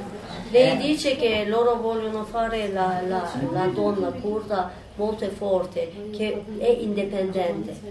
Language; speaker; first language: Italian; non-native, learner; Turkish